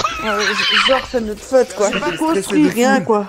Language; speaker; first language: French; native; French